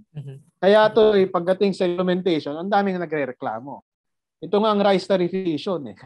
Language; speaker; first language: Filipino; non-native, local second language; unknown